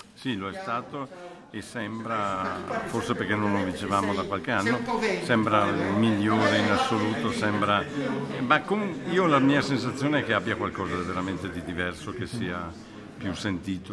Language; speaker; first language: Italian; native; Italian